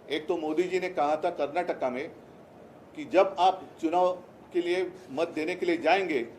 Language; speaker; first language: Hindi; non-native, local second language; Marathi